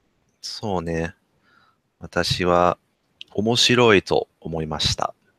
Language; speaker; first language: Japanese; non-native, learner; English